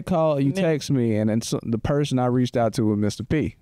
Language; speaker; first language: English; native; English